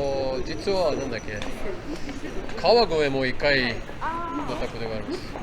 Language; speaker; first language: Japanese; non-native, fluent; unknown